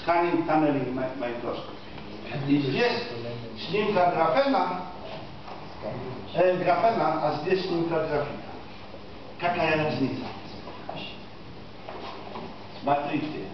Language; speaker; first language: Russian; non-native, fluent; Polish